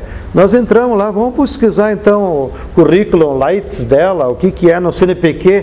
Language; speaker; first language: Portuguese; native; Portuguese